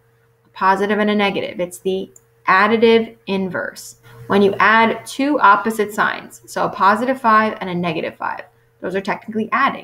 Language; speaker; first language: English; native; English